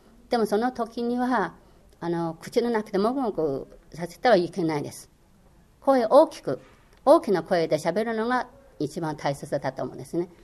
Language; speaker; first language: Japanese; non-native, fluent; Chinese